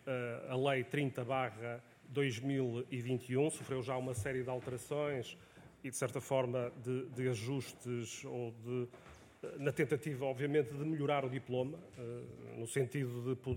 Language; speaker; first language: Portuguese; native; Portuguese